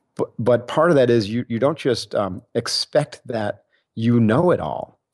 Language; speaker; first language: English; native; English